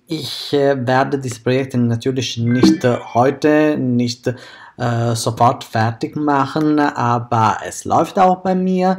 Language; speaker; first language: German; non-native, fluent; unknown